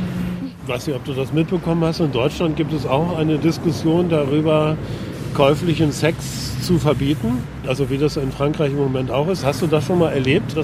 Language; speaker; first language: German; native; German